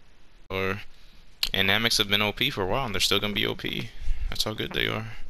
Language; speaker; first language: English; native; English